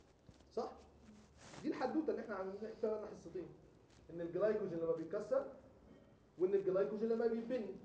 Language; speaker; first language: Arabic; native; Arabic